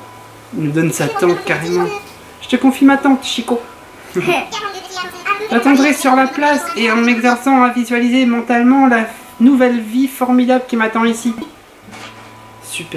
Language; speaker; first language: French; native; French